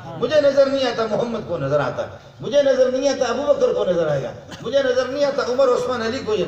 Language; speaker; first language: Urdu; non-native, local second language; Brahui